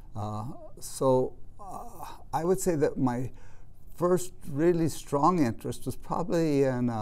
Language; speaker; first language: English; native; English